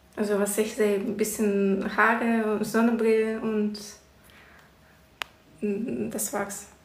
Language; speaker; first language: German; non-native, learner; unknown